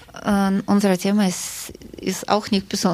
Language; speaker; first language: German; non-native, fluent; Russian